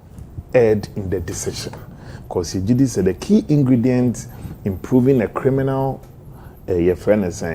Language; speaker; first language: English; non-native, local second language; Akan